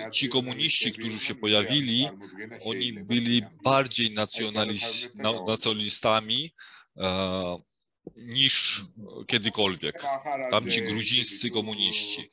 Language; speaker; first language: Polish; non-native, fluent; Georgian